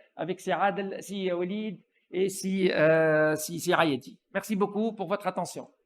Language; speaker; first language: French; non-native, local second language; Arabic